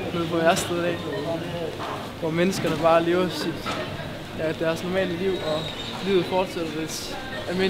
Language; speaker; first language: Danish; native; Danish